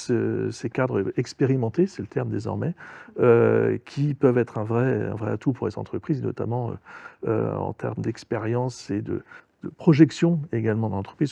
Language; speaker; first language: French; native; French